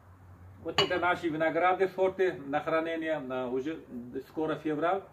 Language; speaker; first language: Russian; non-native, local second language; Uzbek